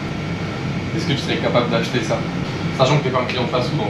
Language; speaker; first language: French; native; French